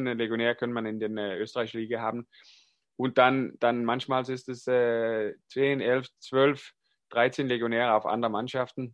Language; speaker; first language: German; non-native, fluent; Danish